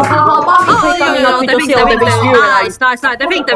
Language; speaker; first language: Swedish; non-native, learner; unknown